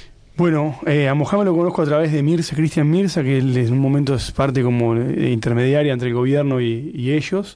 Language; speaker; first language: Spanish; native; Spanish